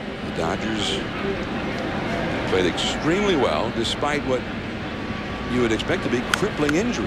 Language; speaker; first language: English; native; English